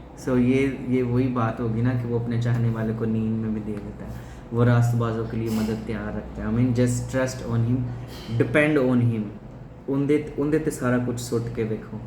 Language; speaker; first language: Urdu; non-native, local second language; Punjabi